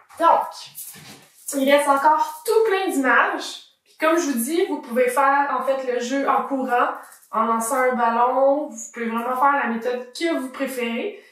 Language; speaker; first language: French; native; French